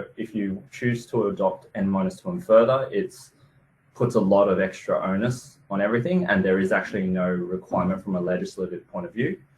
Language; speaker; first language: English; native; English